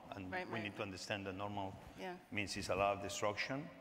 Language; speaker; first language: English; non-native, fluent; Spanish